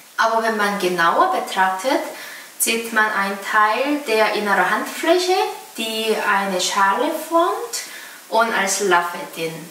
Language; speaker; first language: German; non-native, fluent; Korean